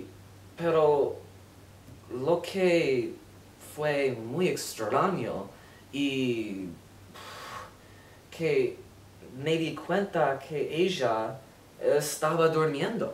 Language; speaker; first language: Spanish; non-native, learner; English